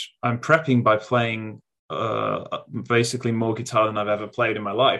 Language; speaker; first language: English; native; English